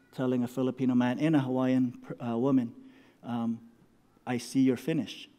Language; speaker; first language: English; non-native, local second language; Filipino